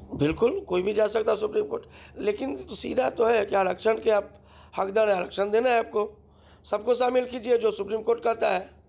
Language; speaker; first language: Hindi; native; Hindi